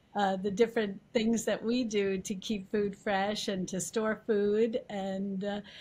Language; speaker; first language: English; native; English